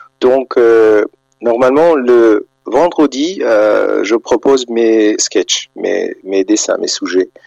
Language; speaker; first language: French; non-native, fluent; Persian